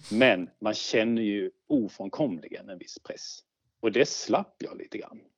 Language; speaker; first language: Swedish; native; Swedish